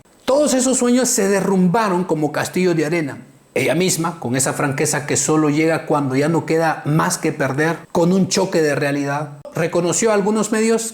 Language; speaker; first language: Spanish; native; Spanish